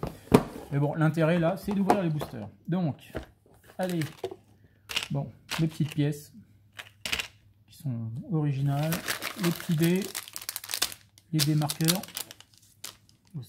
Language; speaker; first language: French; native; French